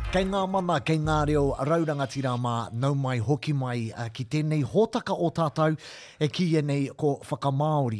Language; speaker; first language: Māori; non-native, local second language; English